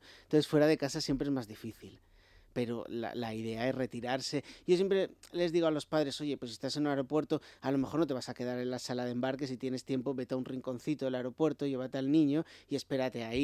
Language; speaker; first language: Spanish; native; Spanish